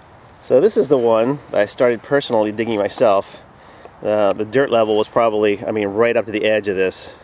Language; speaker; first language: English; native; English